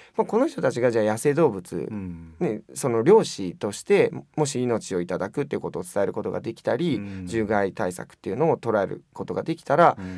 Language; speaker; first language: Japanese; native; Japanese